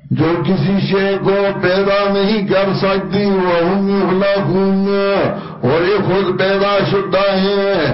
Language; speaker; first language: Urdu; non-native, local second language; Pashto